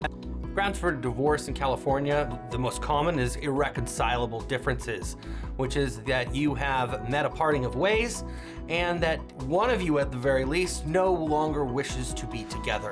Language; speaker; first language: English; native; English